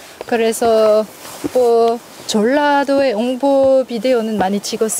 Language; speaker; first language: Korean; non-native, learner; French